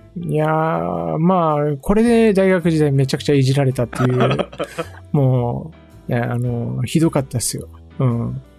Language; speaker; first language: Japanese; native; Japanese